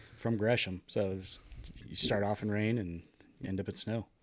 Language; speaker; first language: English; native; English